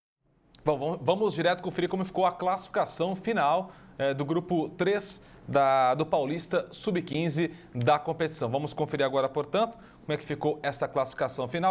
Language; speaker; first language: Portuguese; native; Portuguese